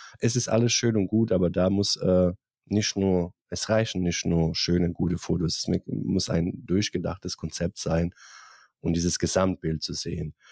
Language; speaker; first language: German; non-native, fluent; Bosnian